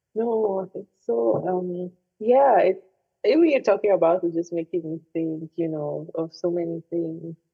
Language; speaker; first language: English; non-native, local second language; Igbo